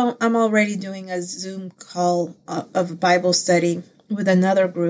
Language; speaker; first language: English; early bilingual, other home language; Pangasinan